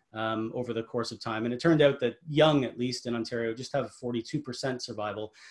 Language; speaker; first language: English; native; English